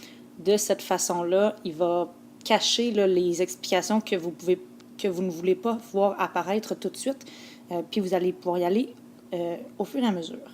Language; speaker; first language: French; native; French